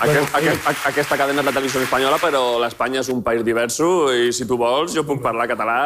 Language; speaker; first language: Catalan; non-native, learner; Spanish